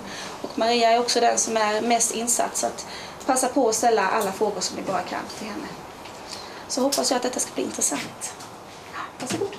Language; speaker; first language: Swedish; native; Swedish